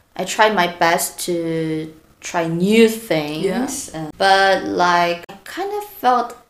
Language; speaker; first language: English; non-native, fluent; Korean